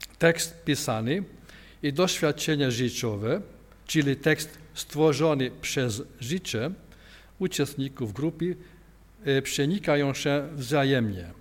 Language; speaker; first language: Polish; non-native, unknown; Hungarian